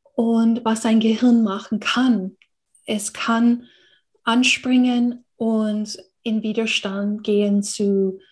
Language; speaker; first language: German; non-native, fluent; English